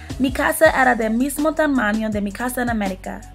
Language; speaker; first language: Spanish; non-native, learner; English